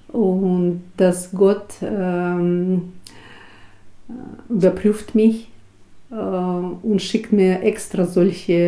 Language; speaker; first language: German; non-native, fluent; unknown